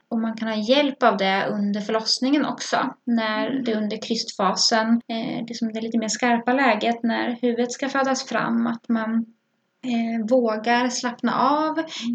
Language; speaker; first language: Swedish; native; Swedish